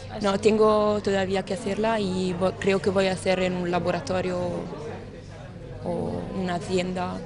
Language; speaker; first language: Spanish; non-native, learner; Italian